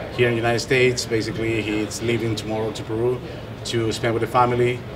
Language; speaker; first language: English; non-native, fluent; Spanish